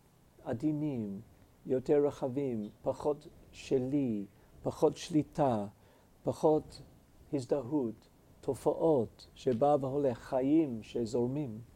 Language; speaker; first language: Hebrew; non-native, fluent; English